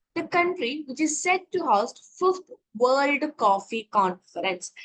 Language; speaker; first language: English; non-native, local second language; Malayalam